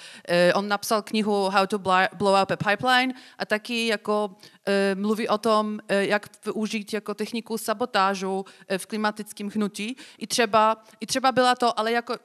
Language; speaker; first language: Czech; non-native, fluent; Polish